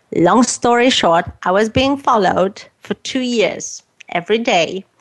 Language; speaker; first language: English; non-native, fluent; Romanian